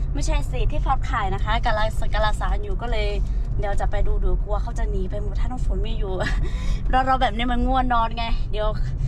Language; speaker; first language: Thai; non-native, local second language; Lahu